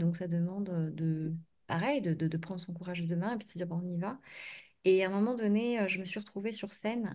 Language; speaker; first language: French; native; French